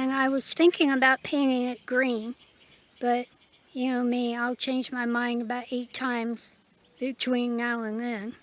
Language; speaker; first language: English; native; English